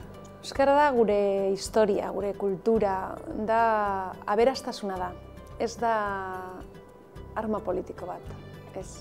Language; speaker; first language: Basque; non-native, local second language; Spanish